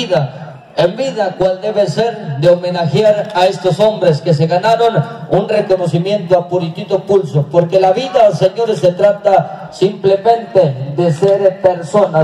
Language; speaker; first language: Spanish; native; Spanish